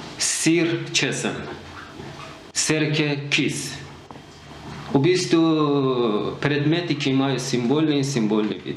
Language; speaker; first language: Slovenian; non-native, learner; Persian